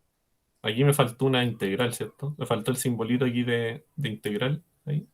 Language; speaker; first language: Spanish; native; Spanish